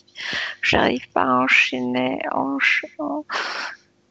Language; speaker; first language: French; non-native, fluent; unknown